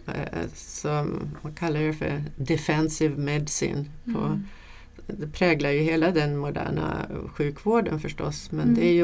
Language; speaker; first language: Swedish; native; Swedish